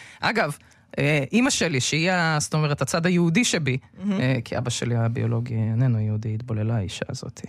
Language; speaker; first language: Hebrew; early bilingual, other home language; Russian